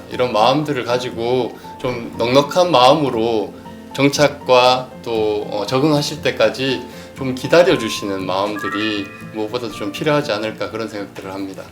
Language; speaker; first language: Korean; native; Korean